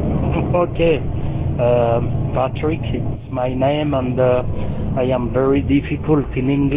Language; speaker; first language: English; non-native, learner; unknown